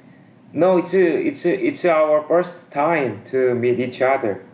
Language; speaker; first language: English; non-native, learner; Korean